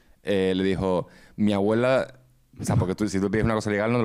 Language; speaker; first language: Spanish; native; Spanish